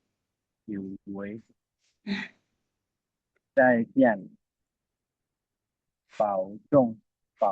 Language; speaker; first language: Chinese; non-native, learner; Lao